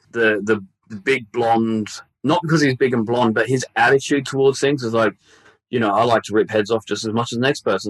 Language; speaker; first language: English; native; English